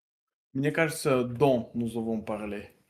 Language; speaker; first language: French; non-native, learner; Russian